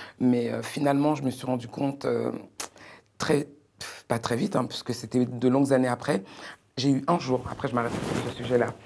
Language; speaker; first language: French; native; French